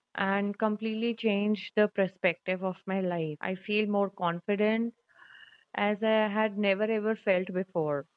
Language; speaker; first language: English; non-native, local second language; Hindi